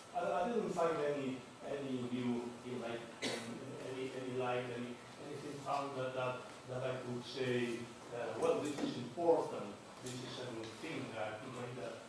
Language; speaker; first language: English; non-native, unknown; Spanish